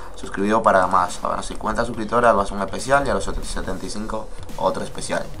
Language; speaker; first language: Spanish; native; Spanish